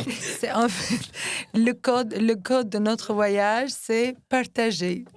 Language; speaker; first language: French; non-native, fluent; Albanian